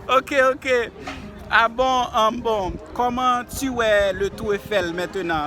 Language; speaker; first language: French; non-native, learner; Haitian Creole